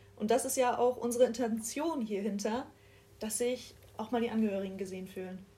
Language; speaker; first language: German; native; German